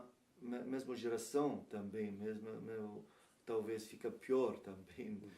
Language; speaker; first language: Portuguese; non-native, learner; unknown